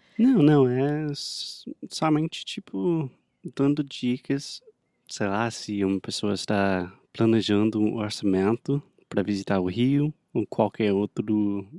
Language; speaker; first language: Portuguese; non-native, fluent; English